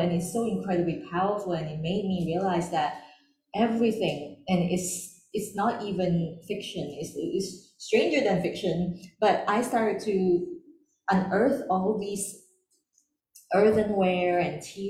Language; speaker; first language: English; non-native, local second language; Chinese